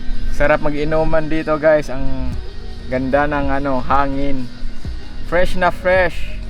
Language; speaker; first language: Filipino; non-native, local second language; Cebuano